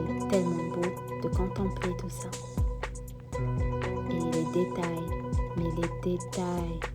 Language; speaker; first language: French; non-native, local second language; Arabic